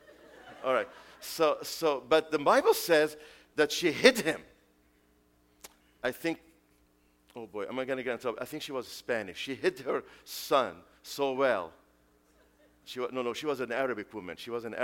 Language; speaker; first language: English; non-native, fluent; Arabic